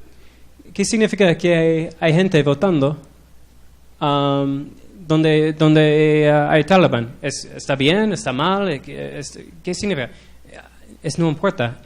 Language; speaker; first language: Spanish; non-native, learner; English